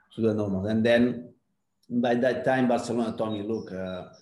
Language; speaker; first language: English; non-native, fluent; Spanish